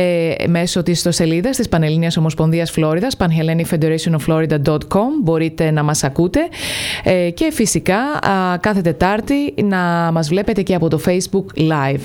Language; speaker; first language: Greek; native; Greek